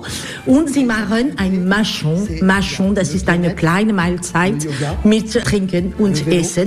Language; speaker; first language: German; non-native, learner; French